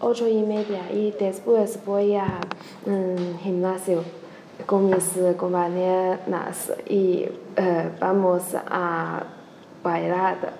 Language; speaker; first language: Spanish; non-native, learner; Chinese